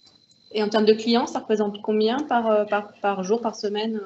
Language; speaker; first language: French; native; French